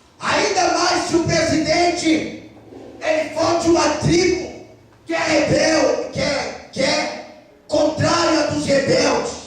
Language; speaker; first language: Portuguese; non-native, fluent; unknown